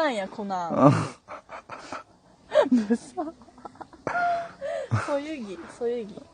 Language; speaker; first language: Korean; non-native, learner; Japanese